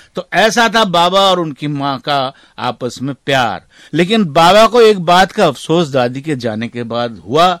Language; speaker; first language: Hindi; native; Hindi